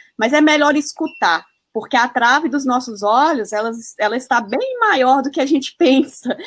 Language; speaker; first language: Portuguese; early bilingual, heritage; Portuguese